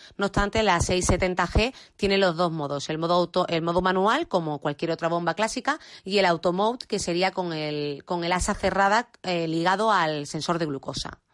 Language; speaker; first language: Spanish; native; Spanish